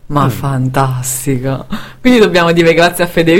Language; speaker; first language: Italian; native; Italian